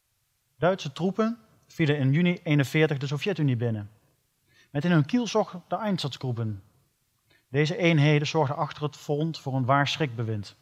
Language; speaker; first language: Dutch; native; Dutch